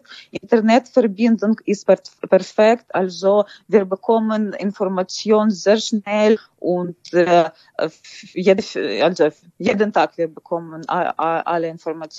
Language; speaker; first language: German; non-native, fluent; Ukrainian